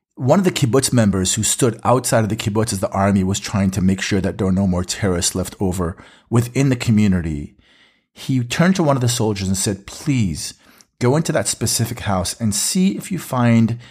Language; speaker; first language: English; early bilingual, other home language; Hebrew